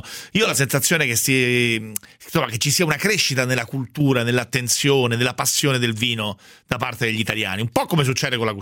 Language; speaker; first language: Italian; native; Italian